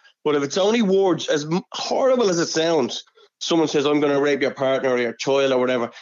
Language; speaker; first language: English; native; English